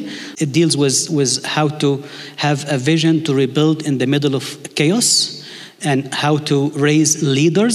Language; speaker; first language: English; non-native, fluent; Arabic